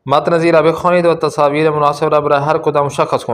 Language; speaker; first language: Persian; non-native, fluent; Urdu